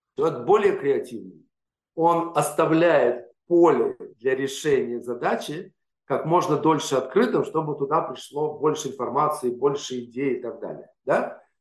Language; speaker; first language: Russian; native; Russian